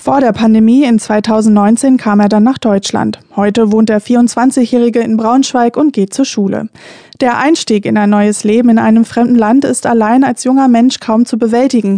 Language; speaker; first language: German; native; German